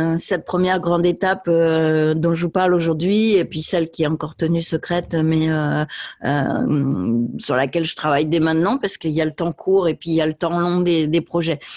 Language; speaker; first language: French; native; French